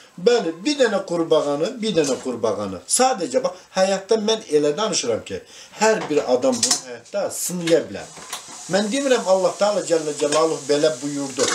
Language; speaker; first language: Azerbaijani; non-native, local second language; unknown